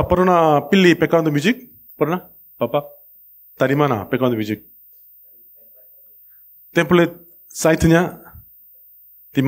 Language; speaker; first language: Indonesian; non-native, learner; Korean